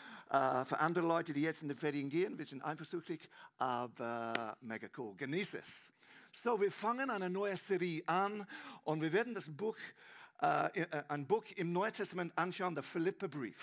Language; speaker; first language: German; non-native, learner; English